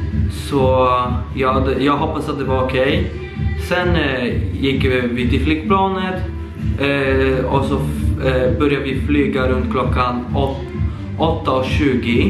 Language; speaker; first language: Swedish; early bilingual, other home language; Polish